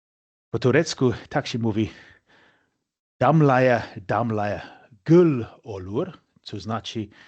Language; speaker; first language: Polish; non-native, fluent; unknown